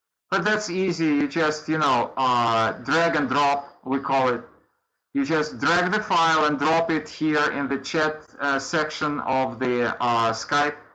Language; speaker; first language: English; non-native, fluent; Russian